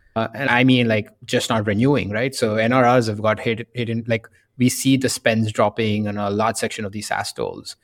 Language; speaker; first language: English; non-native, local second language; Tamil